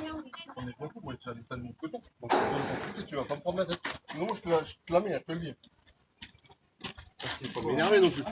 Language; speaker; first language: French; native; French